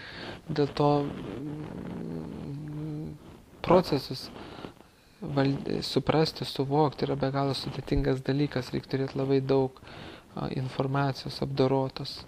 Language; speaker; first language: Lithuanian; native; Lithuanian